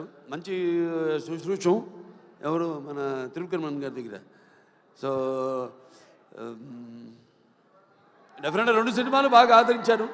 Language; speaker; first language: Telugu; native; Telugu